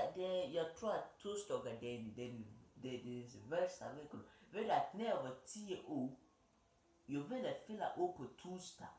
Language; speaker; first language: Swedish; early bilingual, other home language; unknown